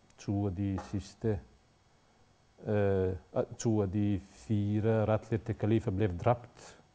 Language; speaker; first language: Danish; non-native, fluent; Bosnian